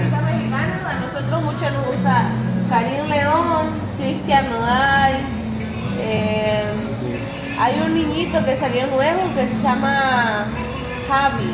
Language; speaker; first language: Spanish; native; Spanish